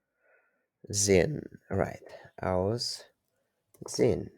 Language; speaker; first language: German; non-native, learner; Turkish